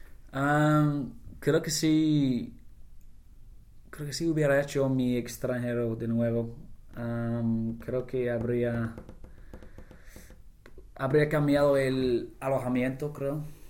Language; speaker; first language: Spanish; non-native, fluent; English